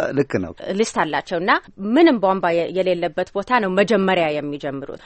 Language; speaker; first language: Amharic; early bilingual, heritage; Amharic